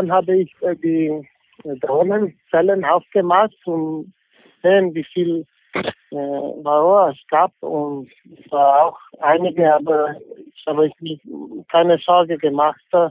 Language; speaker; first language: German; non-native, fluent; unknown